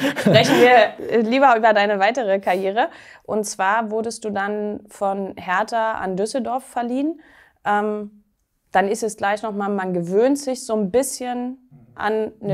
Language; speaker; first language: German; native; German